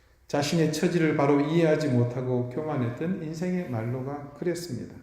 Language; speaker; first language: Korean; native; Korean